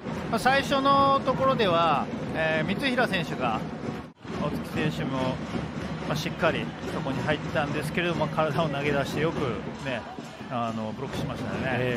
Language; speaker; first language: Japanese; native; Japanese